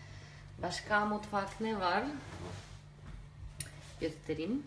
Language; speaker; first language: Turkish; non-native, learner; Russian